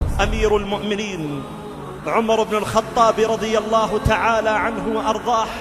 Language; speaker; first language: Arabic; native; Arabic